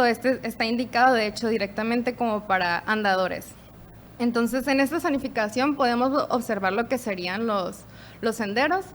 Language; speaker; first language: Spanish; native; Spanish